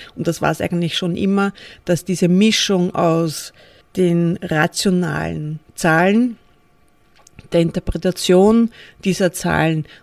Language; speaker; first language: German; native; German